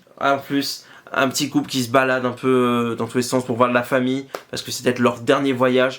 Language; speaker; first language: French; native; French